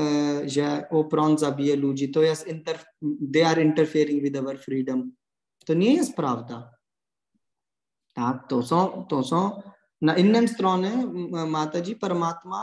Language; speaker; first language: Polish; non-native, learner; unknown